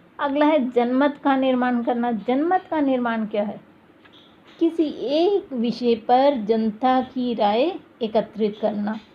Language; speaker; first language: Hindi; native; Hindi